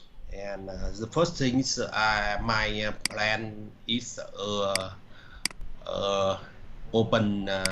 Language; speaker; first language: English; non-native, learner; Vietnamese